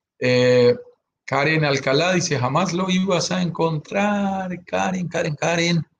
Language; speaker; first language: Spanish; native; Spanish